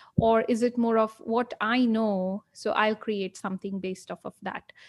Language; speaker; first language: English; non-native, local second language; Kannada